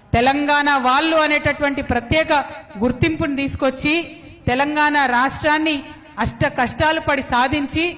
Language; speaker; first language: Telugu; native; Telugu